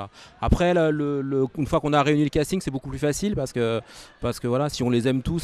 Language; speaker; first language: French; native; French